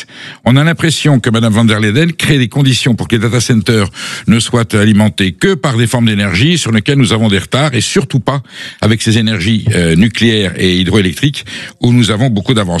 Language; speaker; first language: French; native; French